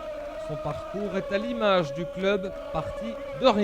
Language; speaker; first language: French; native; French